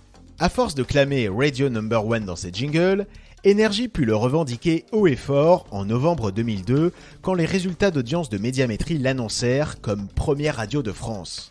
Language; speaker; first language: French; native; French